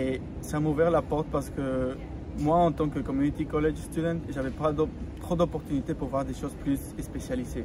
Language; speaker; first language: French; non-native, fluent; Spanish